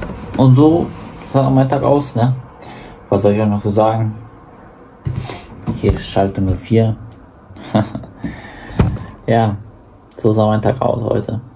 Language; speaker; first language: German; early bilingual, other home language; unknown